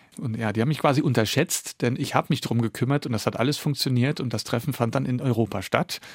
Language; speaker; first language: German; early bilingual, other home language; Dutch